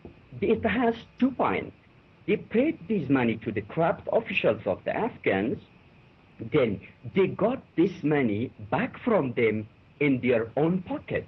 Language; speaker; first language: English; non-native, fluent; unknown